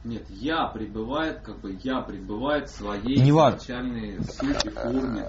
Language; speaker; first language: Russian; native; Russian